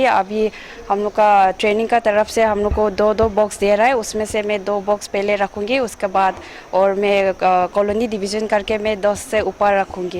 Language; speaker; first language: Hindi; non-native, local second language; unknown